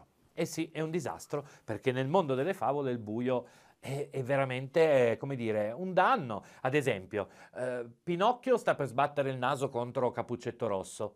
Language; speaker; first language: Italian; native; Italian